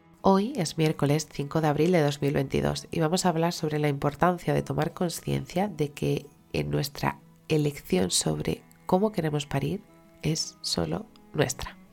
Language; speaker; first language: Spanish; native; Spanish